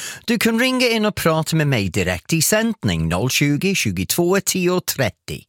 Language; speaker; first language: Swedish; non-native, fluent; English